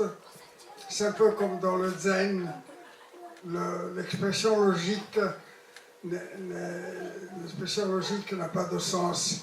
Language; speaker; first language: French; non-native, fluent; Italian